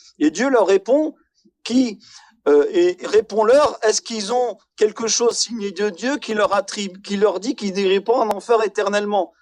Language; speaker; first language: French; native; French